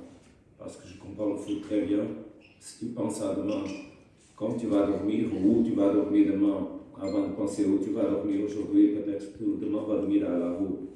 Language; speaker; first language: French; non-native, fluent; Portuguese